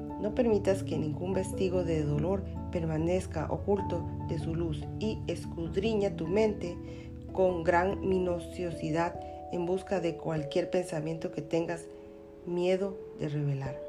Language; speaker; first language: Spanish; native; Spanish